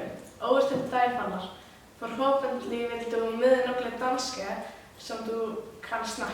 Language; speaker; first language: Danish; non-native, learner; Icelandic